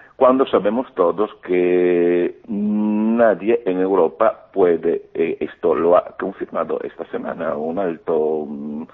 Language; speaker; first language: Spanish; non-native, fluent; Greek